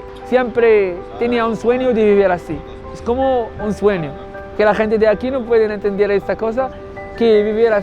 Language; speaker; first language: Spanish; non-native, learner; Arabic